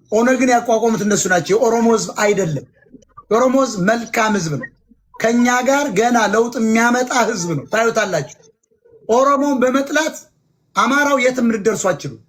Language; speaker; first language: Amharic; native; Amharic